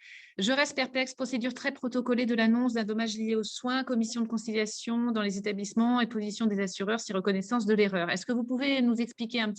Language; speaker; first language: French; native; French